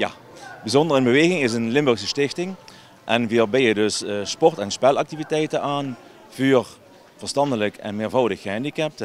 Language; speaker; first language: Dutch; native; Dutch